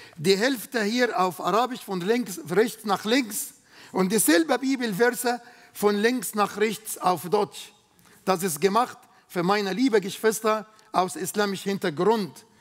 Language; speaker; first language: German; non-native, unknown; Arabic